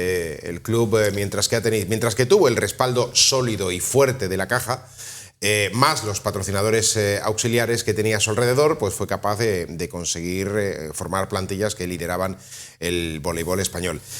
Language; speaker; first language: Spanish; native; Spanish